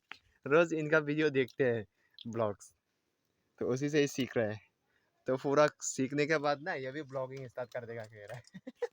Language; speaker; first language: Hindi; non-native, local second language; Chakma